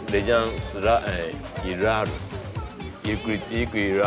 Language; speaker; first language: French; non-native, fluent; Japanese